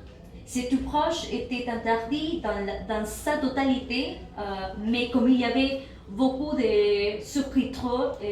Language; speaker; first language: French; non-native, learner; Spanish